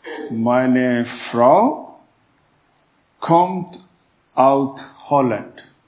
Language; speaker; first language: Dutch; non-native, learner; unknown